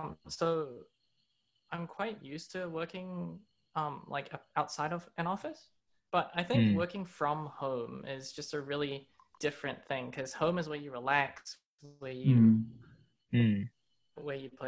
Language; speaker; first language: English; non-native, local second language; Cantonese